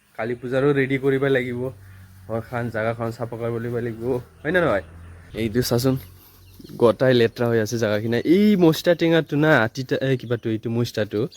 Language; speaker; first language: Assamese; non-native, local second language; Bodo